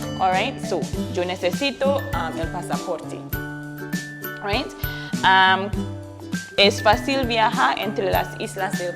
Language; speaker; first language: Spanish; non-native, fluent; English